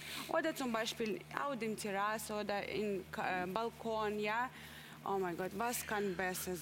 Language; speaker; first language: German; non-native, learner; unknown